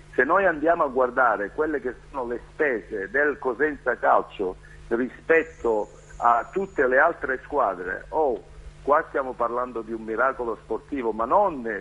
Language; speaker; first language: Italian; native; Italian